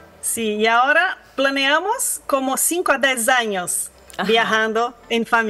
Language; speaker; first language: Spanish; non-native, learner; Portuguese